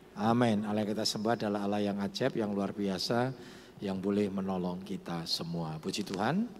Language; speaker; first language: Indonesian; non-native, local second language; Javanese